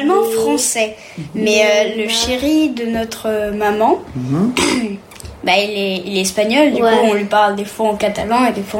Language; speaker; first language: French; early bilingual, heritage; French